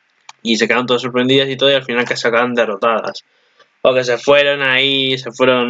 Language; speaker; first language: Spanish; native; Spanish